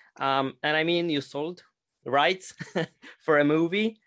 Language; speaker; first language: English; non-native, fluent; Polish